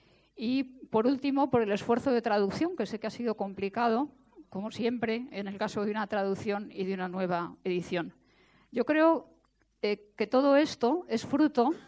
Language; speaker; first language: Spanish; native; Spanish